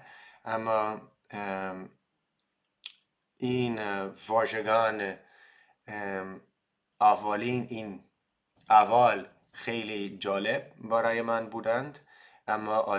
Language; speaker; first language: Persian; non-native, learner; Dutch